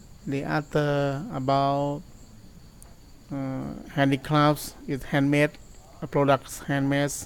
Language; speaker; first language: English; non-native, learner; Thai